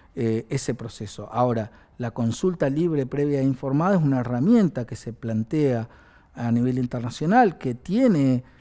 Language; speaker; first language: Spanish; native; Spanish